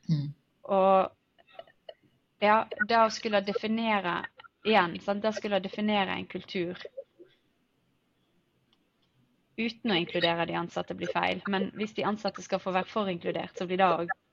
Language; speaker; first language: Norwegian; native; Norwegian